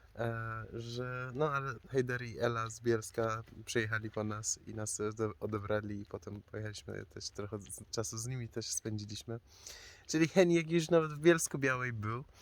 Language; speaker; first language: Polish; non-native, fluent; Persian